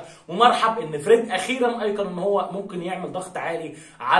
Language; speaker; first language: Arabic; native; Arabic